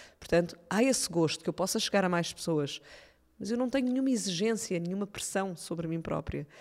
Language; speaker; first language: Portuguese; native; Portuguese